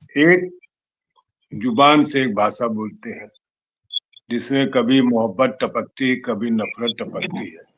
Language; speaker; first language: Hindi; native; Hindi